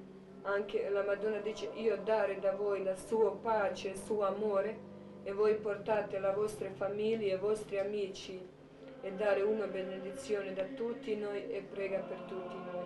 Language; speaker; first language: Italian; non-native, learner; Croatian